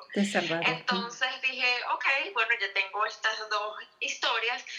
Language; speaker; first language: Spanish; native; Spanish